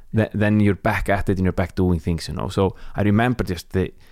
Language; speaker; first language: English; non-native, fluent; Icelandic